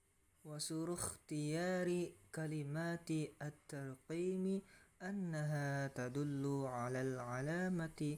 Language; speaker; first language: Arabic; non-native, learner; Indonesian